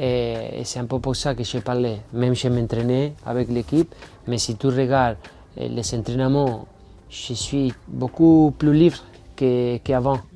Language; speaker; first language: French; non-native, fluent; Spanish